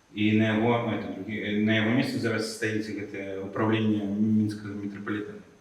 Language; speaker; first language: Belarusian; non-native, local second language; Russian